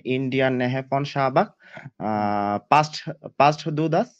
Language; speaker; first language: German; non-native, learner; Bangla